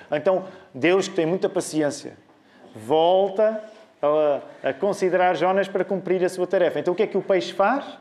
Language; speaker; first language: Portuguese; native; Portuguese